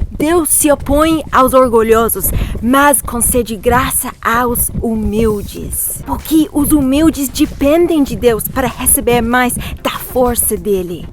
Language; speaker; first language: Portuguese; non-native, fluent; English